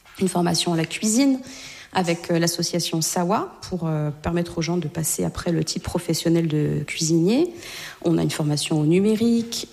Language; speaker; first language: French; native; French